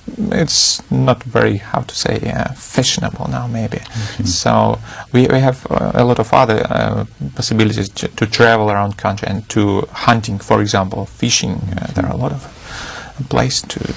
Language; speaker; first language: English; non-native, fluent; Russian